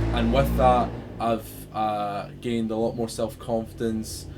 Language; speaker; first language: English; native; English